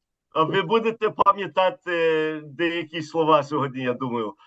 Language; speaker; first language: Ukrainian; early bilingual, heritage; Ukrainian